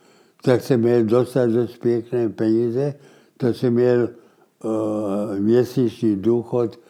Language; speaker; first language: Czech; early bilingual, heritage; Czech